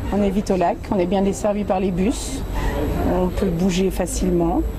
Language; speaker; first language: French; native; French